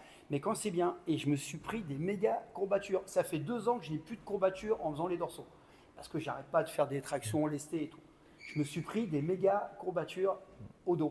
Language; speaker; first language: French; native; French